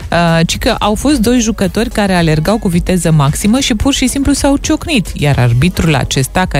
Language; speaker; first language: Romanian; native; Romanian